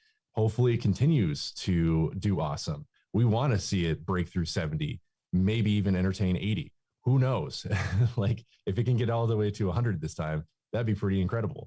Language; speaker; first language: English; native; English